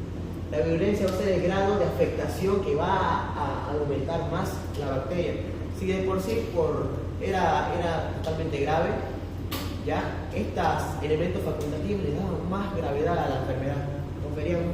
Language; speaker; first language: Spanish; native; Spanish